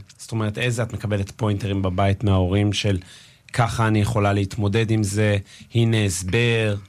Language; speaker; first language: Hebrew; native; Hebrew